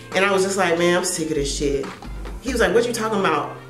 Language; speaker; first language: English; native; English